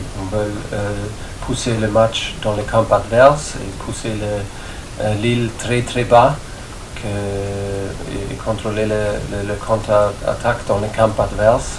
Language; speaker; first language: French; non-native, fluent; German